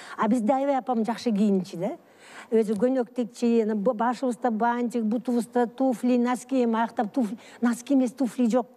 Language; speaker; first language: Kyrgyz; early bilingual, other home language; Russian